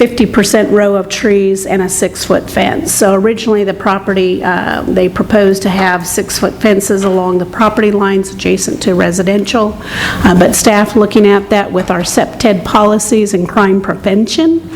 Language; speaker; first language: English; native; English